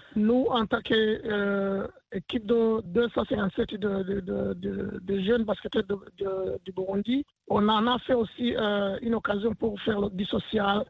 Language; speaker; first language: French; non-native, local second language; Rundi